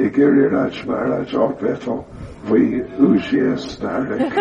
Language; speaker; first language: Russian; non-native, learner; English